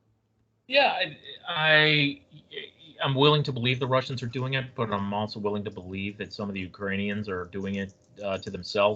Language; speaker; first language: English; native; English